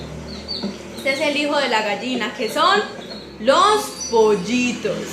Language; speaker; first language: Spanish; native; Spanish